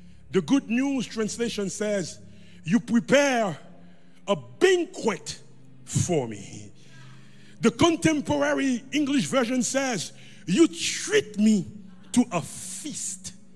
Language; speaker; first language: English; non-native, fluent; Haitian Creole